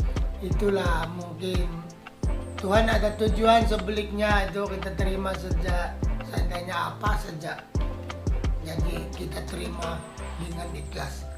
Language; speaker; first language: Indonesian; non-native, fluent; Filipino